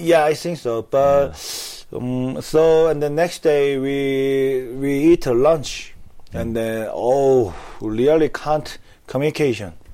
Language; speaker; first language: English; non-native, learner; Korean